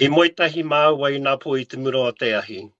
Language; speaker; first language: Māori; non-native, local second language; English